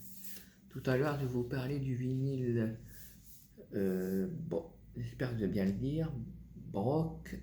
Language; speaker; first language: French; native; French